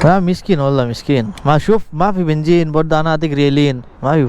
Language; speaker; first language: Arabic; non-native, learner; Bangla